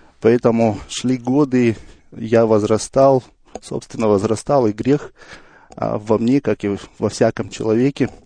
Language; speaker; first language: Russian; native; Russian